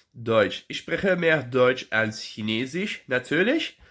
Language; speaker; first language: German; non-native, learner; French